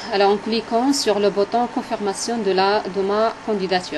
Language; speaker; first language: French; non-native, local second language; Arabic